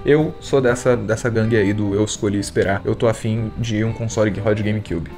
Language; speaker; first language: Portuguese; native; Portuguese